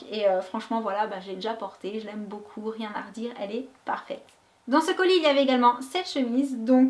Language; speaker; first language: French; native; French